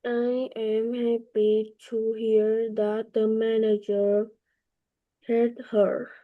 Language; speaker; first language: English; non-native, learner; Vietnamese